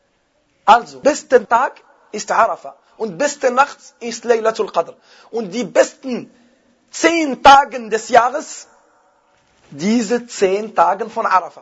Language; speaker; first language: German; non-native, fluent; Arabic